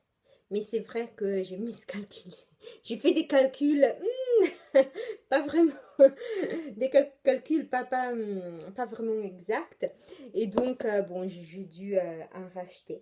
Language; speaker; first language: French; non-native, fluent; Italian